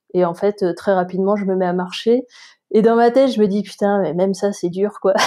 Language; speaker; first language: French; native; French